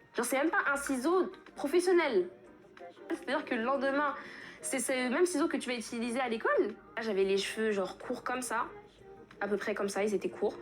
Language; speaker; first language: French; early bilingual, other home language; Fula